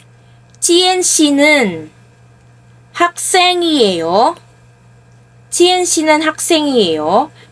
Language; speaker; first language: Korean; non-native, fluent; Filipino